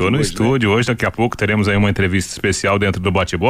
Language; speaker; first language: Portuguese; native; Portuguese